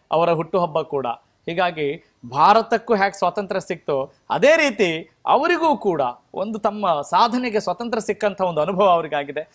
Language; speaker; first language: Kannada; native; Kannada